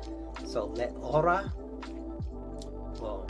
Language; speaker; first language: Spanish; non-native, learner; English